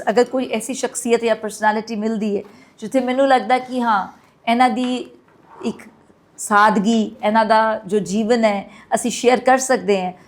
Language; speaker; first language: Hindi; non-native, local second language; Punjabi